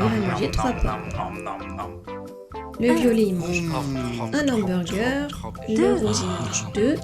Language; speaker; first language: French; native; French